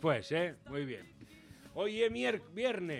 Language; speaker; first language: Spanish; native; Spanish